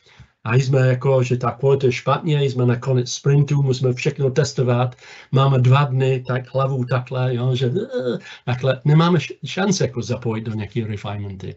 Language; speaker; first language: Czech; non-native, fluent; English